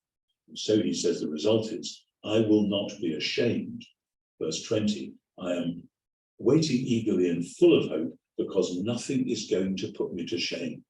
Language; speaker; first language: English; native; English